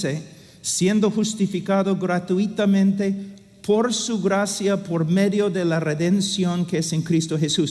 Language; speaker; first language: Spanish; non-native, fluent; English